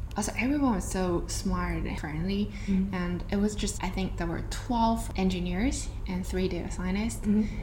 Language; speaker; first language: English; non-native, fluent; Chinese